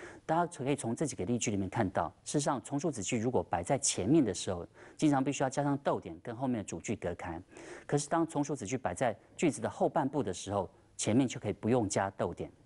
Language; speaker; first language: Chinese; native; Chinese